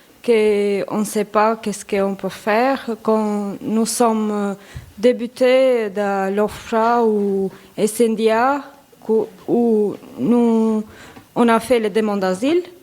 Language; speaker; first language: French; non-native, learner; Albanian